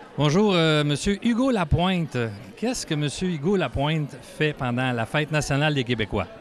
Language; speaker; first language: French; native; French